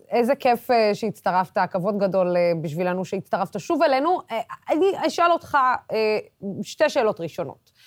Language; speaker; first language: Hebrew; non-native, local second language; Arabic